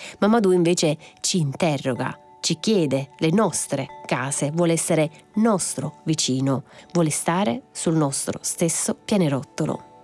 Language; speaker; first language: Italian; native; Italian